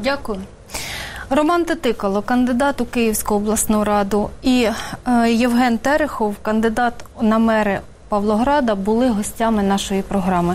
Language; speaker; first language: Ukrainian; native; Ukrainian